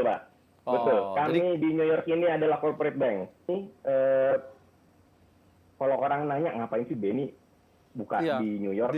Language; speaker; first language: Indonesian; native; Indonesian